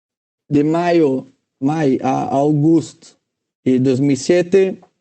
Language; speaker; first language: Spanish; non-native, fluent; Portuguese